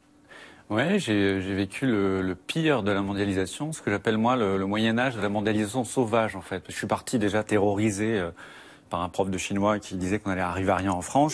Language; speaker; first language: French; native; French